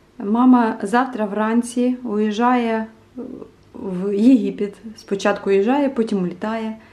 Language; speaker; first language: Ukrainian; native; Ukrainian